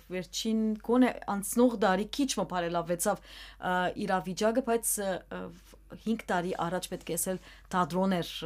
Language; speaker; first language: Armenian; early bilingual, heritage; Armenian